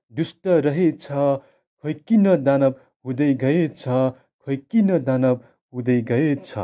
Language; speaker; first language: Nepali; non-native, local second language; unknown